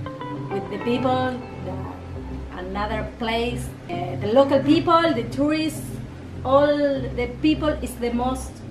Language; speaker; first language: English; non-native, learner; Spanish